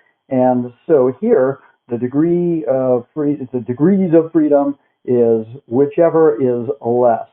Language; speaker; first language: English; native; English